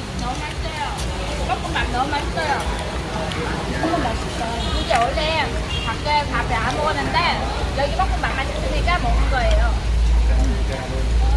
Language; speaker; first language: Korean; non-native, learner; Vietnamese